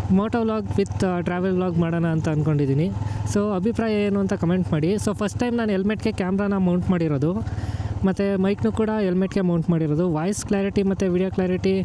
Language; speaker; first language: Kannada; native; Kannada